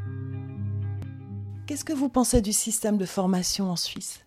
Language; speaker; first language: French; native; French